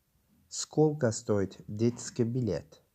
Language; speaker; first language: Russian; non-native, local second language; Tajik